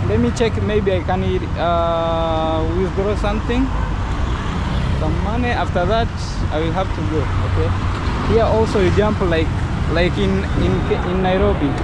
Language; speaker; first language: English; non-native, fluent; Rundi